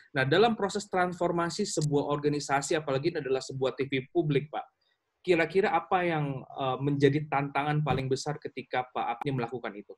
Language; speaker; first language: Indonesian; native; Indonesian